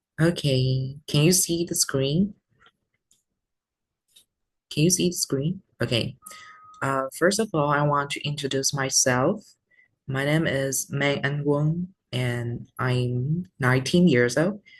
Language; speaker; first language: English; non-native, learner; Vietnamese